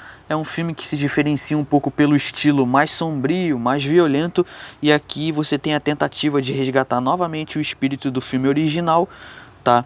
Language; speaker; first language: Portuguese; native; Portuguese